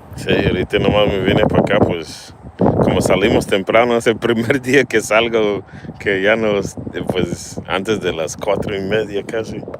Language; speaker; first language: Spanish; early bilingual, heritage; Spanish